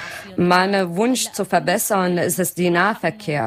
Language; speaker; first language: German; non-native, learner; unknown